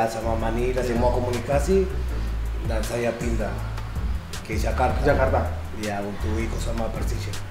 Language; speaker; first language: Indonesian; non-native, learner; Spanish